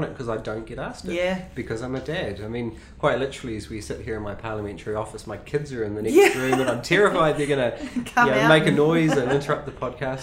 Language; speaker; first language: English; native; English